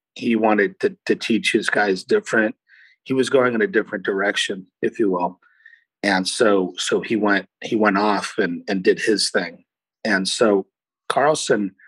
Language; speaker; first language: English; early bilingual, other home language; Portuguese